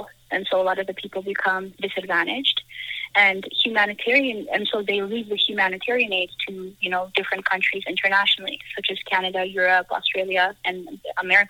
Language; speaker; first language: English; native; English